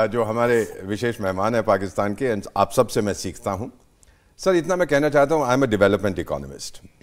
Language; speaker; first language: Hindi; native; Hindi